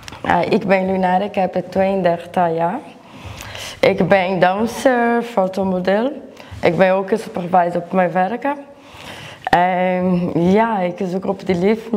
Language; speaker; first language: Dutch; non-native, learner; Portuguese